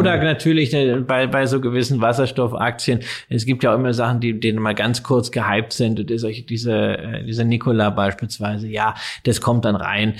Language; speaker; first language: German; native; German